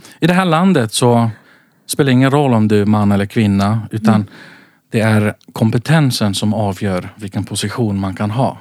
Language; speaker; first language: Swedish; early bilingual, other home language; Central Kurdish